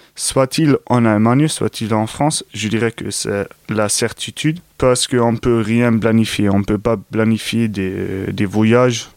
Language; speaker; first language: French; non-native, fluent; German